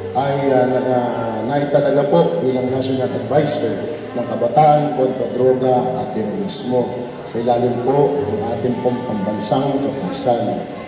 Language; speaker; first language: Filipino; native; Filipino